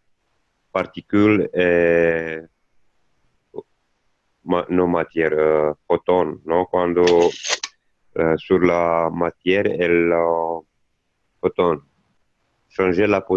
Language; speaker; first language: French; non-native, learner; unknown